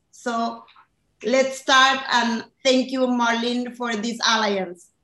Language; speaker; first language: English; non-native, fluent; Spanish